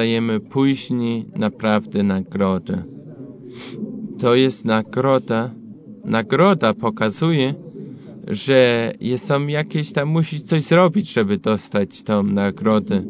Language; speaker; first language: Polish; non-native, fluent; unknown